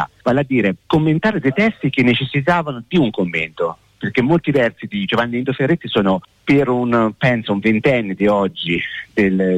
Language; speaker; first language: Italian; native; Italian